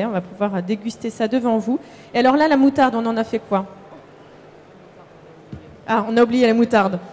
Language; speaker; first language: French; native; French